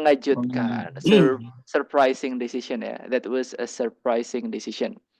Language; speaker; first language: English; non-native, learner; Indonesian